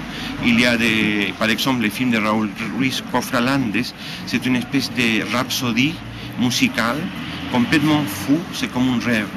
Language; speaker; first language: French; non-native, fluent; Spanish